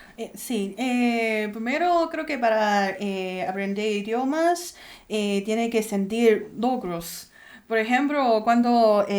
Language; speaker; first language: Spanish; non-native, learner; Chinese